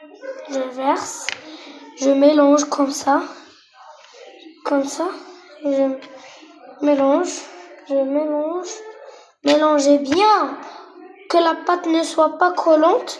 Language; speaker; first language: French; non-native, local second language; Arabic